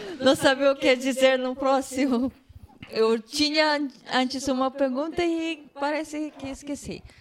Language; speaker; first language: Portuguese; non-native, fluent; Hebrew